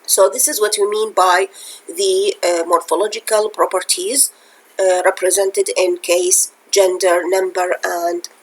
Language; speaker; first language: English; non-native, fluent; Arabic